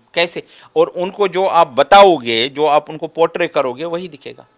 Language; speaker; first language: Hindi; native; Hindi